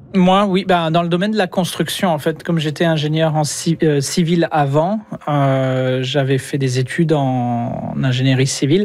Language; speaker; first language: French; native; French